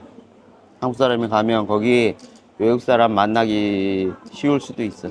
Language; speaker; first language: Korean; native; Korean